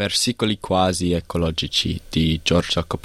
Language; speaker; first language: Italian; non-native, learner; English